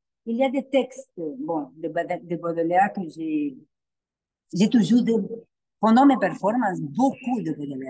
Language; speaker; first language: French; non-native, learner; Spanish